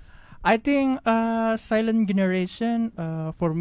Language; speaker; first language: English; non-native, learner; Indonesian